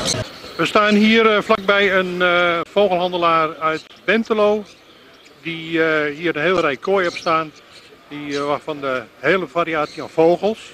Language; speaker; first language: Dutch; native; Dutch